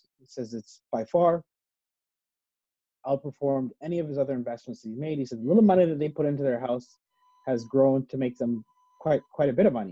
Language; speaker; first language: English; native; English